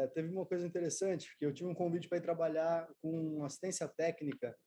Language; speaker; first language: Portuguese; native; Portuguese